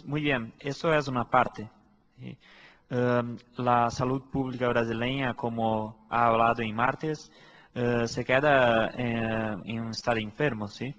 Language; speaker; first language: Spanish; non-native, fluent; Portuguese